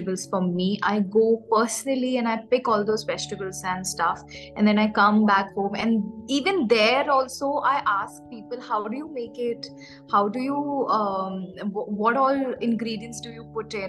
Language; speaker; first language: English; non-native, local second language; Hindi